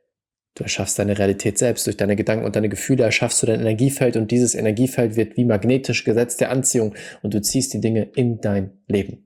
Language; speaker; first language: German; native; German